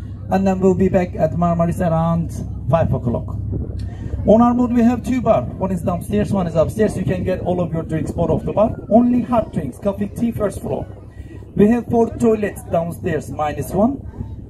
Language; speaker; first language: English; non-native, fluent; Turkish